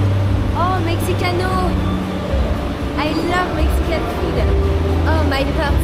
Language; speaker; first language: English; non-native, learner; Spanish